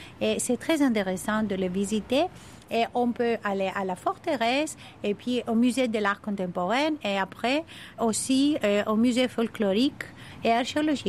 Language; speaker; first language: French; non-native, fluent; Greek